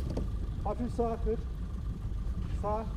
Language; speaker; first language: Turkish; native; Turkish